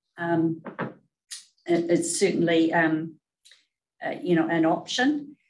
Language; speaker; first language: English; native; English